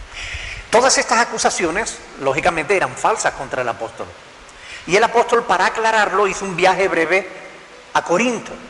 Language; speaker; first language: Spanish; native; Spanish